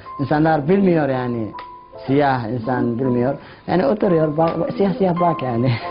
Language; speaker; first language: Turkish; non-native, learner; Somali